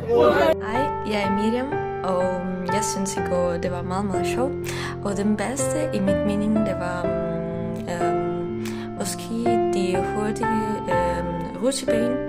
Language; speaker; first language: Danish; non-native, fluent; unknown